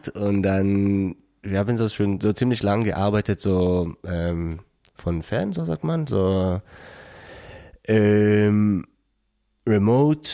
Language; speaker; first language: German; non-native, learner; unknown